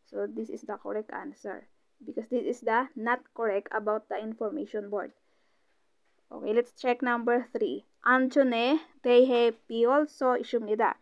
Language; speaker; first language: English; non-native, local second language; Filipino